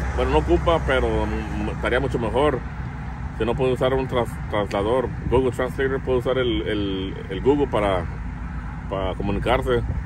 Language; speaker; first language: Spanish; native; Spanish